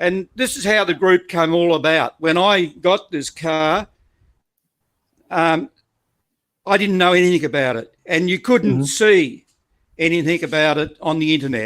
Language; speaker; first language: English; native; English